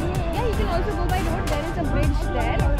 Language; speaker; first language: English; non-native, local second language; Assamese